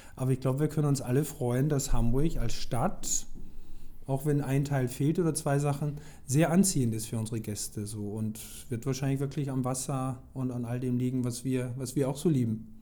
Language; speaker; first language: German; native; German